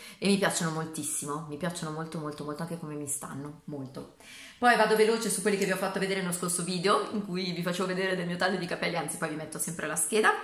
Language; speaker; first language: Italian; native; Italian